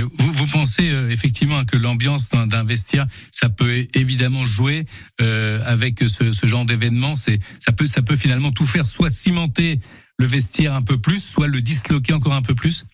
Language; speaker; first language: French; native; French